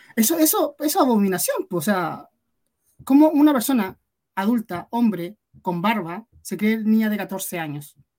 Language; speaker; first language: Spanish; native; Spanish